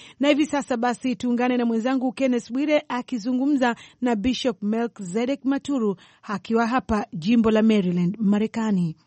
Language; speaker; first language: Swahili; native; Swahili